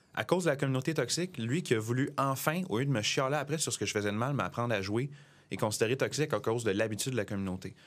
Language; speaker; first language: French; native; French